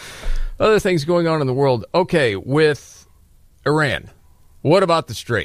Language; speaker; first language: English; native; English